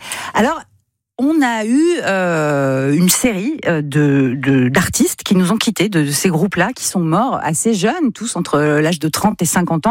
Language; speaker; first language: French; native; French